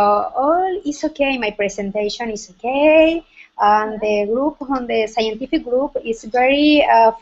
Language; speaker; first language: English; non-native, learner; Spanish